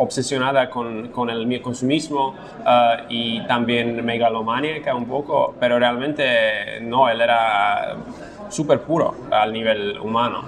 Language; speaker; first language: Spanish; non-native, fluent; Slovak